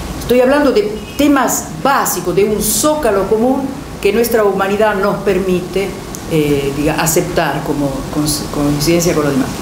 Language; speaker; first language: Spanish; non-native, fluent; Italian